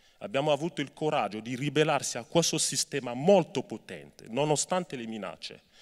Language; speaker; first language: Italian; non-native, fluent; French